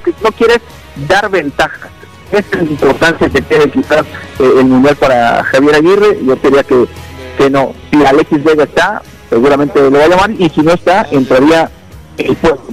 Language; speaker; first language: Spanish; native; Spanish